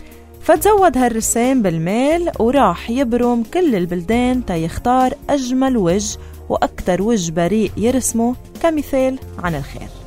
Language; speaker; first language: Arabic; native; Arabic